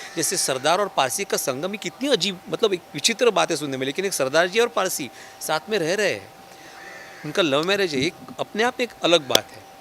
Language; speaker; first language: Hindi; non-native, local second language; Marathi